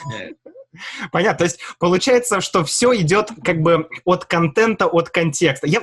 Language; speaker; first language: Russian; native; Russian